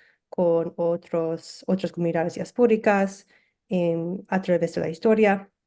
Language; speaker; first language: Spanish; early bilingual, heritage; English